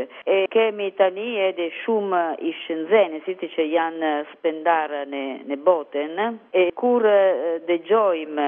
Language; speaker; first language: Albanian; non-native, learner; Italian